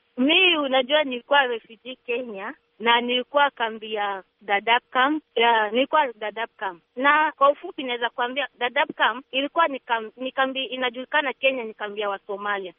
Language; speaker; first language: Swahili; non-native, local second language; Somali